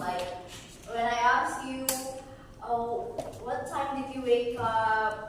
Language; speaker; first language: English; non-native, learner; Indonesian